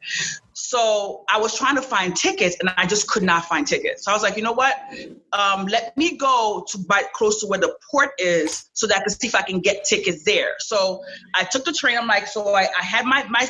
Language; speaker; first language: English; early bilingual, other home language; Haitian Creole